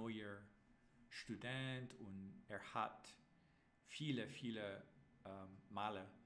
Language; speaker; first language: German; non-native, learner; English